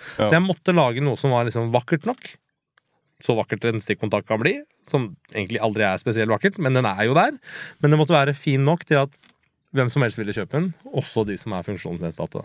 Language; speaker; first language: Norwegian; early bilingual, other home language; Persian